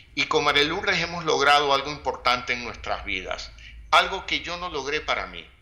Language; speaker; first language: Spanish; native; Spanish